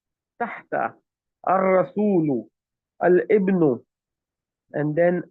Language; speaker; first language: Arabic; non-native, fluent; Urdu